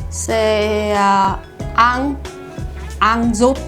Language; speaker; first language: French; non-native, learner; Vietnamese